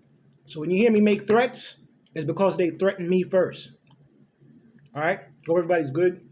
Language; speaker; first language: English; native; English